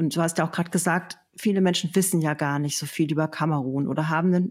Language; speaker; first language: German; native; German